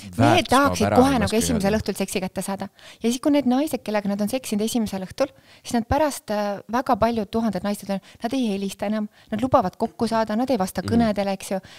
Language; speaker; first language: Estonian; native; Estonian